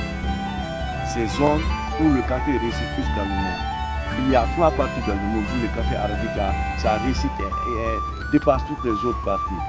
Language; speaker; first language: French; non-native, local second language; Fula